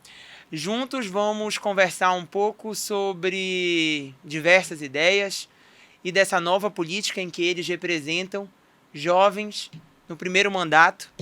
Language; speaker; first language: Portuguese; native; Portuguese